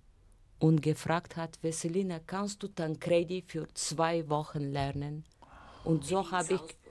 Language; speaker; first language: German; non-native, fluent; Bulgarian